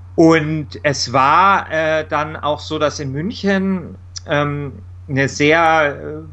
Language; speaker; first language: German; native; German